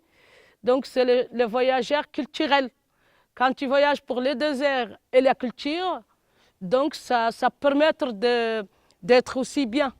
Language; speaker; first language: French; non-native, local second language; Arabic